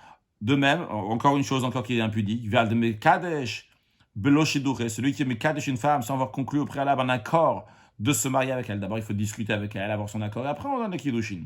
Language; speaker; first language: French; native; French